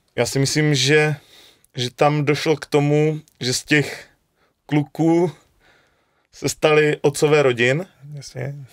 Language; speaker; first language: Czech; native; Czech